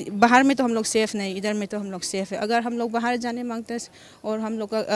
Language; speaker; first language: Hindi; non-native, local second language; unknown